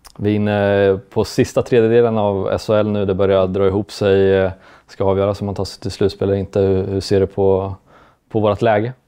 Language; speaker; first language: Swedish; native; Swedish